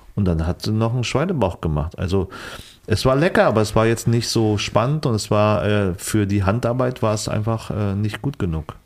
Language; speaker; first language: German; early bilingual, other home language; Vietnamese